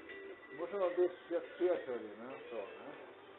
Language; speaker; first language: Polish; non-native, learner; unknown